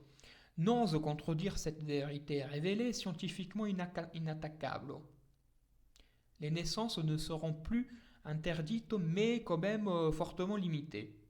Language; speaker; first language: French; native; French